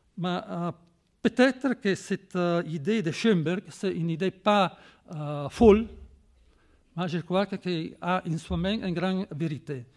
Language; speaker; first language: French; non-native, fluent; Italian